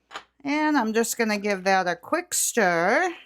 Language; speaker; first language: English; native; English